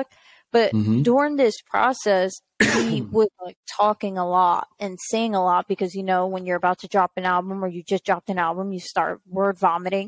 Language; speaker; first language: English; native; English